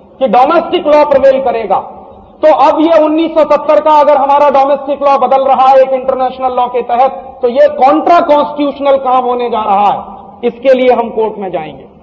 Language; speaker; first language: Hindi; native; Hindi